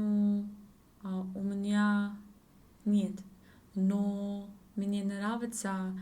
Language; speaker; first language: Russian; non-native, learner; English